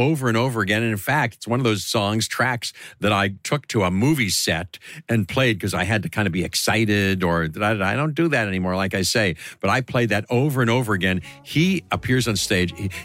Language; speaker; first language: English; native; English